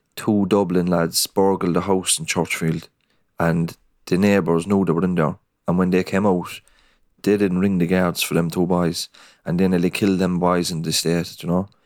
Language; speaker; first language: English; native; English